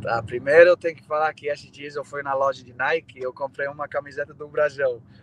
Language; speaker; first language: Portuguese; non-native, fluent; English